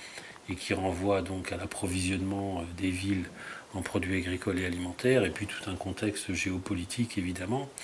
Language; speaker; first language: French; native; French